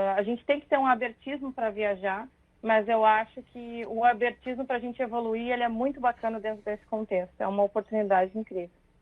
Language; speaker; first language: Portuguese; native; Portuguese